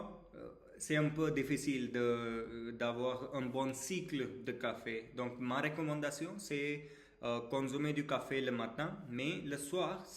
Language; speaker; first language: French; non-native, learner; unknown